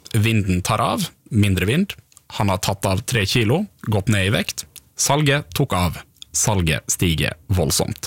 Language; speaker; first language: Norwegian; native; Norwegian